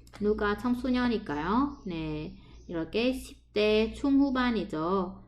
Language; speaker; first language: Korean; non-native, fluent; Vietnamese